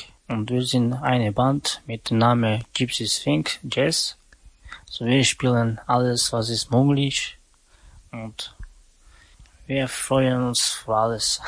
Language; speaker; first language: German; non-native, learner; Slovak